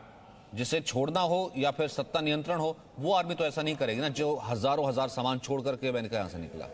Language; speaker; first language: Hindi; native; Hindi